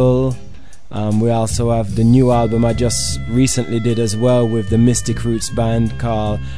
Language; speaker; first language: English; native; English